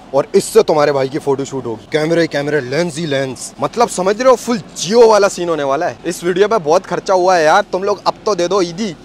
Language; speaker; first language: Hindi; native; Hindi